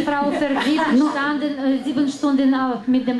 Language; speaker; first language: German; non-native, learner; Russian